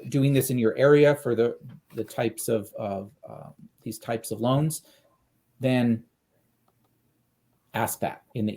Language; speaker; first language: English; native; English